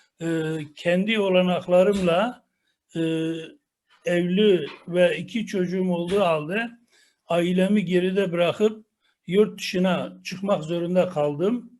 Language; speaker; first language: Turkish; non-native, local second language; Kurdish